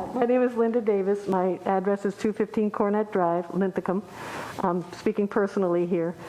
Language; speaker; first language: English; native; English